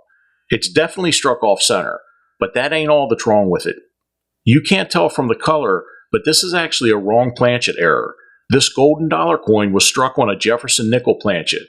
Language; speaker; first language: English; native; English